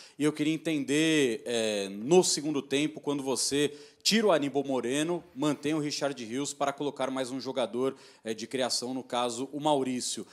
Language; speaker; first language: Portuguese; native; Portuguese